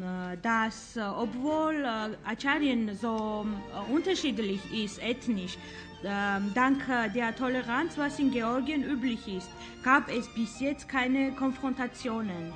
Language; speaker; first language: German; non-native, fluent; Georgian